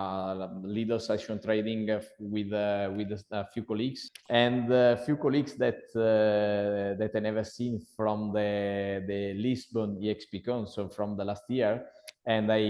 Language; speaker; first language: English; non-native, learner; Italian